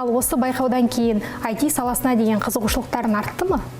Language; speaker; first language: Kazakh; native; Kazakh